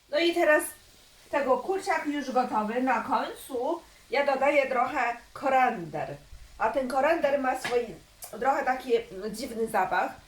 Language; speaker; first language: Polish; non-native, learner; Chinese